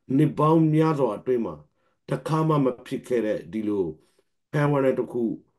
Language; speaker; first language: Burmese; non-native, local second language; Rohingya